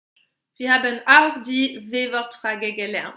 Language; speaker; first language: German; non-native, local second language; French